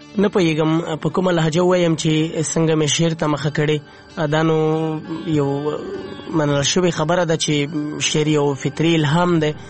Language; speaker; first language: Pashto; non-native, local second language; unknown